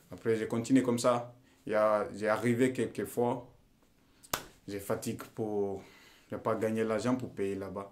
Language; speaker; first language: French; non-native, learner; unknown